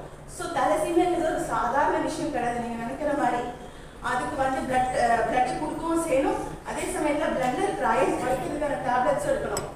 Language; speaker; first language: Tamil; native; Tamil